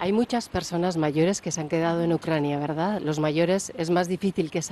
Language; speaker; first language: Spanish; native; Spanish